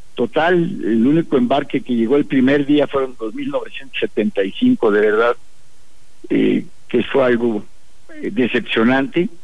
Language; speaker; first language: Spanish; native; Spanish